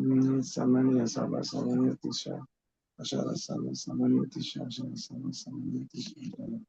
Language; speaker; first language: Arabic; non-native, learner; Bangla